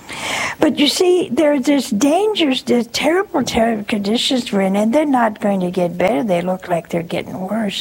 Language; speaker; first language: English; native; English